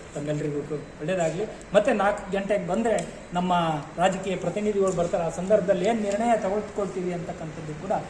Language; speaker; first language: Kannada; non-native, local second language; Lambadi